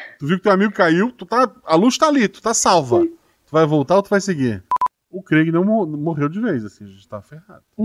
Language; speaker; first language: Portuguese; native; Portuguese